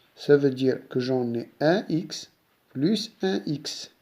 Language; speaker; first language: French; non-native, local second language; Arabic